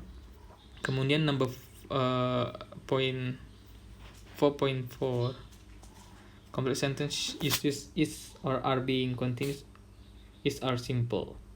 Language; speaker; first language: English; non-native, fluent; Indonesian